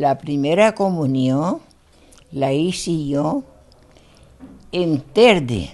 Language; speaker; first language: Spanish; native; Spanish